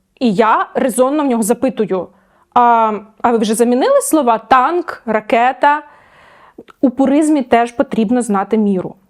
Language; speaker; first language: Ukrainian; native; Ukrainian